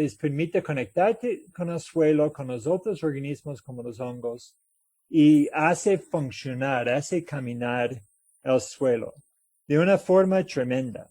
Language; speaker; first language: Spanish; non-native, fluent; English